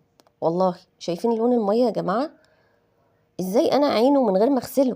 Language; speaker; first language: Arabic; native; Arabic